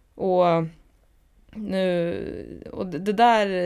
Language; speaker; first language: Swedish; native; Swedish